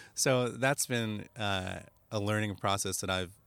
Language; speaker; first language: English; native; English